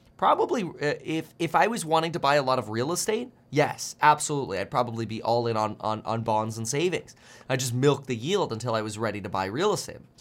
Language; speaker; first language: English; native; English